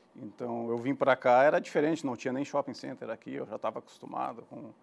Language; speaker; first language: Portuguese; native; Portuguese